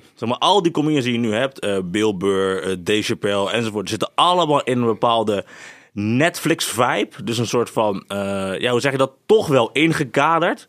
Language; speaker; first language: Dutch; native; Dutch